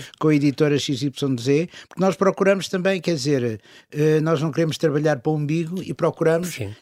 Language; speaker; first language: Portuguese; native; Portuguese